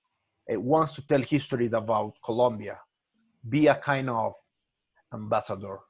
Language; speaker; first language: English; non-native, learner; Spanish